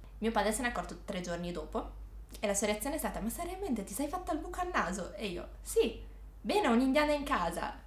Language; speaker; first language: Italian; early bilingual, other home language; Arabic